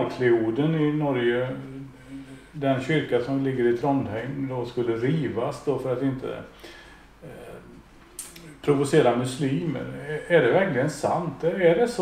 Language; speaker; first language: Swedish; native; Swedish